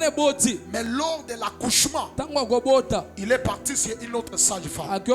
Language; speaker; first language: French; non-native, local second language; Lingala